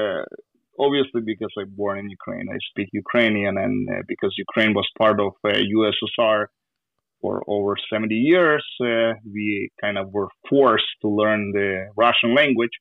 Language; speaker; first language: English; non-native, fluent; Ukrainian